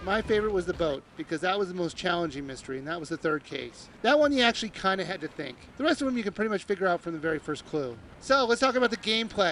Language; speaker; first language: English; native; English